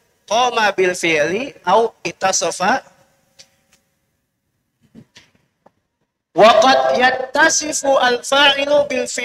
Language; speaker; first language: Arabic; non-native, fluent; Indonesian